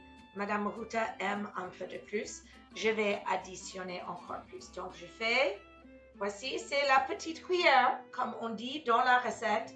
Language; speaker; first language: French; non-native, fluent; English